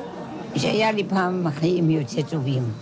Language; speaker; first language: Hebrew; non-native, fluent; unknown